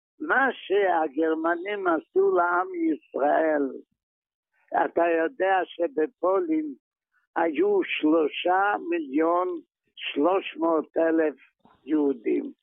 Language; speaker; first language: Hebrew; non-native, fluent; Yiddish